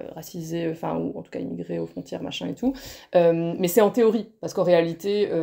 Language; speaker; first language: French; native; French